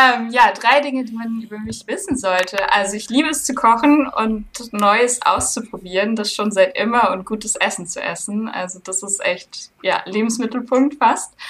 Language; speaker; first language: German; early bilingual, heritage; German